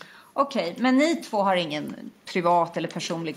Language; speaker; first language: Swedish; native; Swedish